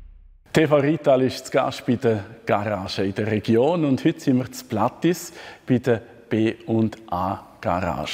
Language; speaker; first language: German; native; German